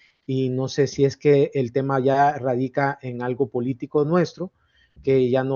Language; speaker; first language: Spanish; native; Spanish